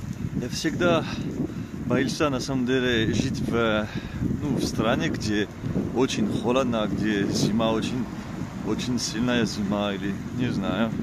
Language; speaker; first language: Russian; non-native, learner; French